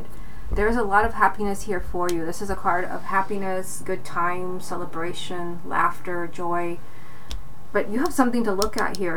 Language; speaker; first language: English; native; English